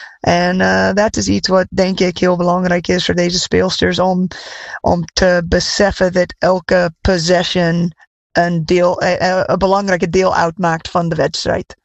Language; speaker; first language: Dutch; non-native, fluent; English